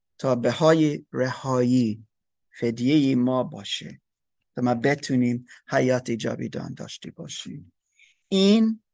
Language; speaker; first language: Persian; non-native, learner; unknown